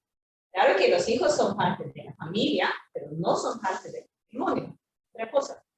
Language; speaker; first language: Spanish; non-native, fluent; Swedish